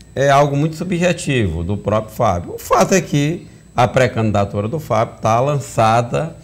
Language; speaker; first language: Portuguese; native; Portuguese